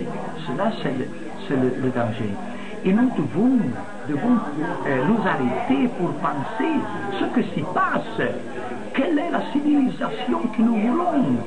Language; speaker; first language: French; non-native, fluent; Italian